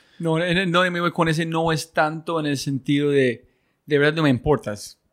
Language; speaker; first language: Spanish; non-native, learner; English